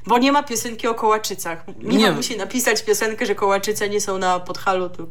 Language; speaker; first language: Polish; native; Polish